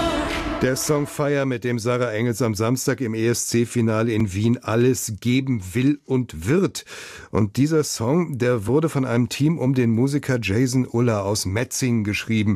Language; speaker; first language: German; native; German